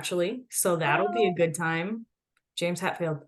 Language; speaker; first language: English; native; English